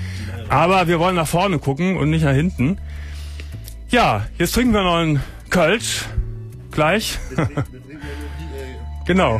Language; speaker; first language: German; native; German